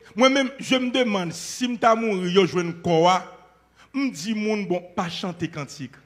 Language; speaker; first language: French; non-native, local second language; Haitian Creole